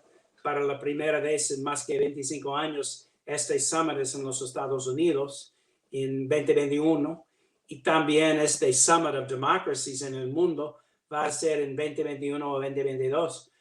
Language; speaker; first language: Spanish; non-native, learner; English